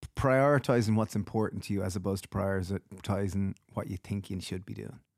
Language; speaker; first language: English; native; English